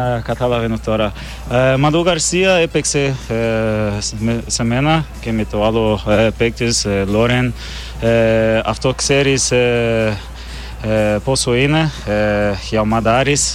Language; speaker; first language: Greek; non-native, learner; Portuguese